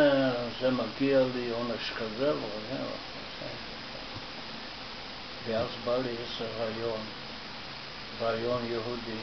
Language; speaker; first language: Hebrew; non-native, fluent; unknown